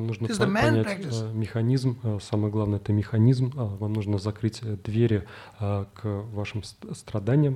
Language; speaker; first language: Russian; native; Russian